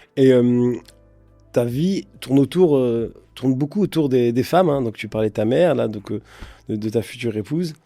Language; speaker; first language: French; native; French